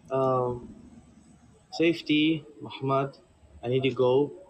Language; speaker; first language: English; non-native, learner; Bangla